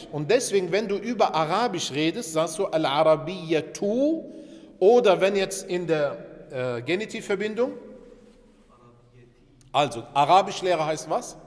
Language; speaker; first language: German; early bilingual, other home language; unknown